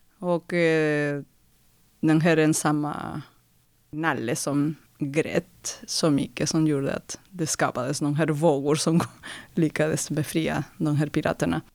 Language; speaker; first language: Swedish; non-native, fluent; Spanish